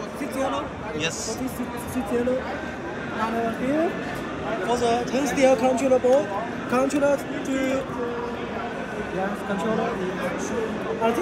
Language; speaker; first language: English; non-native, learner; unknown